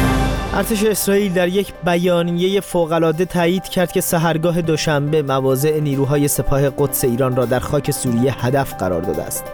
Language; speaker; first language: Persian; native; Persian